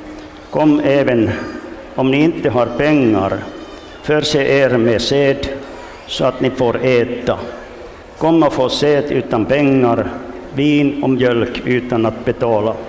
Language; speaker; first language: Swedish; non-native, local second language; Finnish